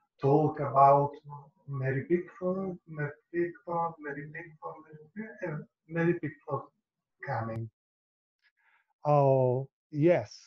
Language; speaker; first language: English; non-native, learner; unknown